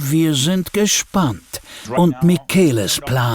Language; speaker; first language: German; native; German